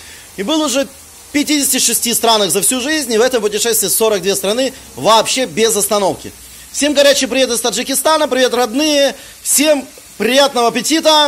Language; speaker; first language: Russian; native; Russian